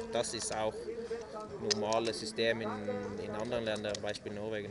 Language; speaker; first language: German; non-native, learner; Norwegian